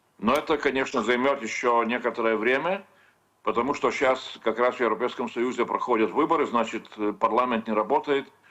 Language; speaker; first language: Russian; non-native, fluent; Lithuanian